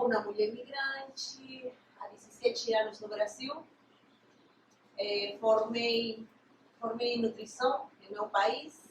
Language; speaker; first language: Portuguese; non-native, fluent; Spanish